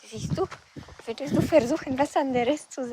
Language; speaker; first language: German; non-native, fluent; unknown